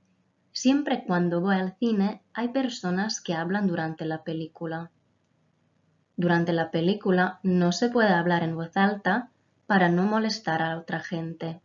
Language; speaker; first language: Spanish; non-native, fluent; Croatian